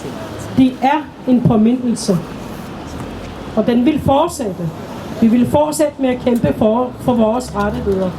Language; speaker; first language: Danish; non-native, local second language; Kalaallisut